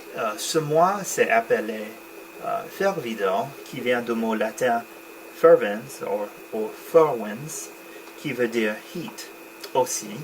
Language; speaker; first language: French; non-native, learner; English